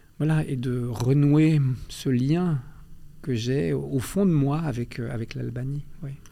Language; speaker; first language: French; native; French